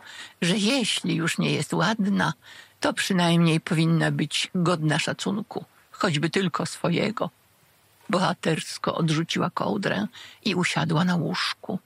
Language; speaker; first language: Polish; native; Polish